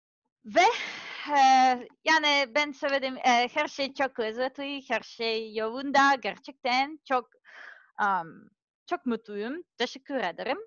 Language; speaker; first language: Turkish; non-native, learner; Serbian